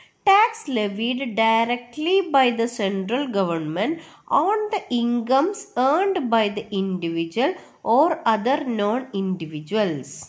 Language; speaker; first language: English; non-native, local second language; Malayalam